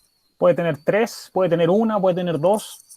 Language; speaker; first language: Spanish; native; Spanish